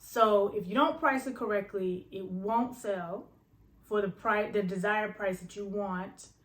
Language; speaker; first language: English; native; English